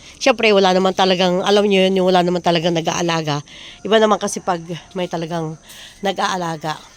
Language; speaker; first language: Filipino; non-native, local second language; Iloko